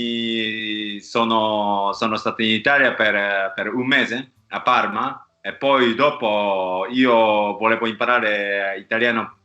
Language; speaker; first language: Italian; non-native, learner; Japanese